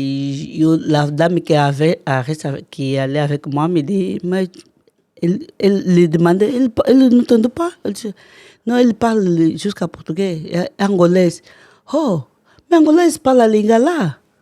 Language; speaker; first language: French; non-native, learner; Portuguese